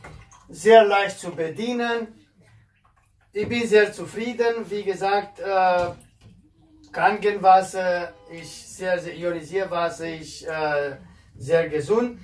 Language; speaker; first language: German; non-native, fluent; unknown